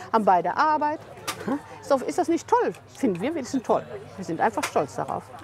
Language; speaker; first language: German; native; German